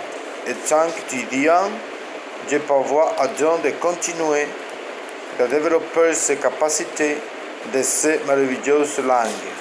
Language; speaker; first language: French; non-native, learner; Spanish